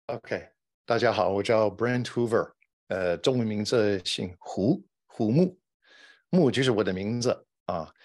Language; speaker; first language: Chinese; non-native, fluent; English